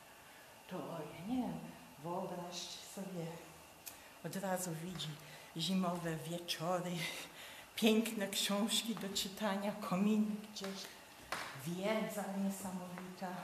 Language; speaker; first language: Polish; early bilingual, heritage; Polish